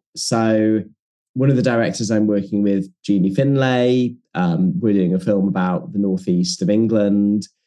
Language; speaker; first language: English; native; English